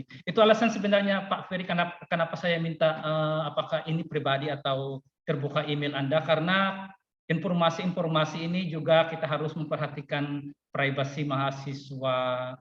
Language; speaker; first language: Indonesian; non-native, fluent; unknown